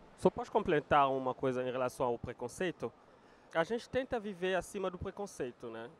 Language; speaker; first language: Portuguese; non-native, fluent; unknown